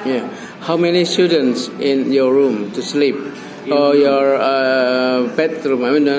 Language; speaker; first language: English; non-native, fluent; Indonesian